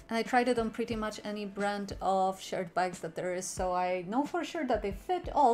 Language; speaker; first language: English; non-native, fluent; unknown